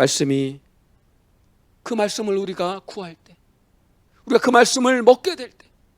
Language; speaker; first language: Korean; native; Korean